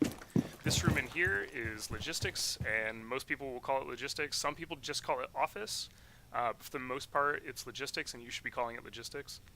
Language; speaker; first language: English; native; English